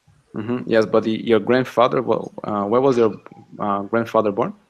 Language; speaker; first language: English; non-native, fluent; Russian